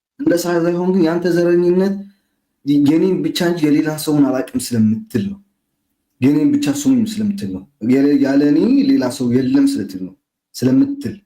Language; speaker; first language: Amharic; non-native, local second language; Tigrinya